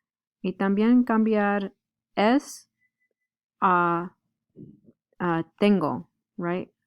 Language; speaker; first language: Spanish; non-native, fluent; English